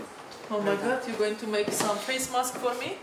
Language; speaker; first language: English; non-native, fluent; Polish